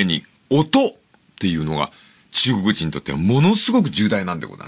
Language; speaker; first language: Japanese; native; Japanese